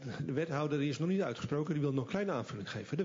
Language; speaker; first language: Dutch; native; Dutch